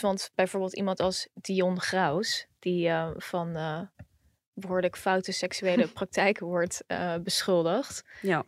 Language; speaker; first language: Dutch; native; Dutch